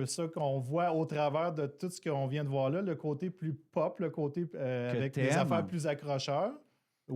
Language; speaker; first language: French; native; French